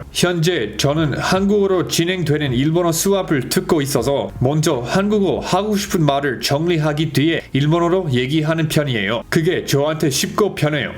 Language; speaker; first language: Korean; non-native, fluent; English